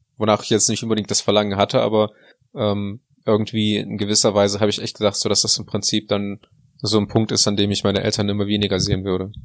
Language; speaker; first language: German; early bilingual, other home language; Russian